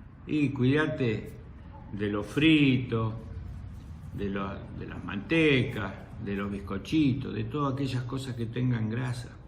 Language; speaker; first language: Spanish; native; Spanish